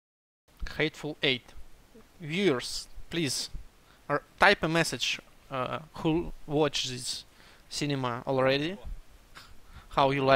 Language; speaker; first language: English; non-native, learner; Russian